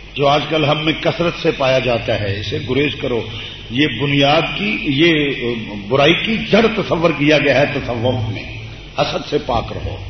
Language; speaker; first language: Urdu; non-native, local second language; Punjabi